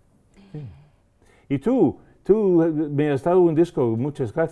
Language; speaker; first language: Spanish; non-native, fluent; English